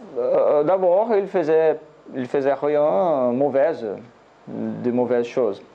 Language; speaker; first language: French; non-native, learner; Portuguese